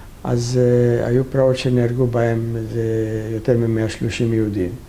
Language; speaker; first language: Hebrew; non-native, fluent; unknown